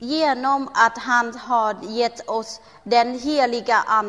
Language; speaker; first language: Swedish; non-native, learner; Thai